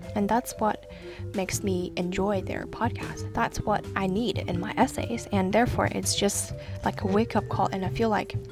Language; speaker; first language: English; non-native, local second language; Cantonese